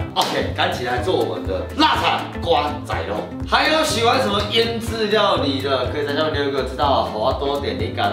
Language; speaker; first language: Chinese; native; Chinese